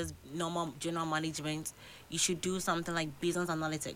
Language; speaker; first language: English; non-native, local second language; Akan